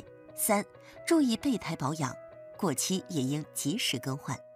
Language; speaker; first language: Chinese; native; Chinese